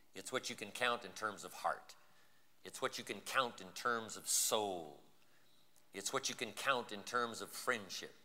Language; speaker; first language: English; native; English